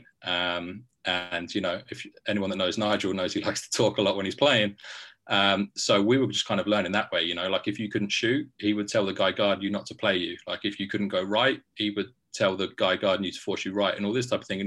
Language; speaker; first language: English; native; English